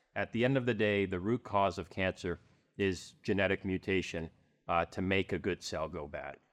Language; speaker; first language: English; native; English